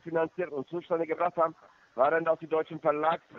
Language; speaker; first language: German; non-native, fluent; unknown